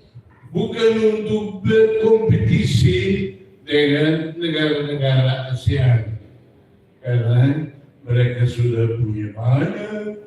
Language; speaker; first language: Indonesian; non-native, fluent; German